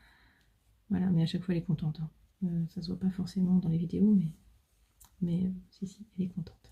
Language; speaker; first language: French; native; French